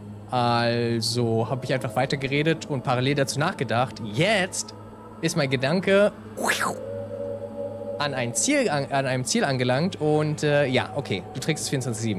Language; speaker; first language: German; native; German